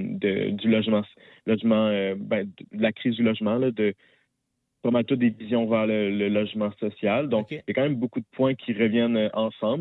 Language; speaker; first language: French; native; French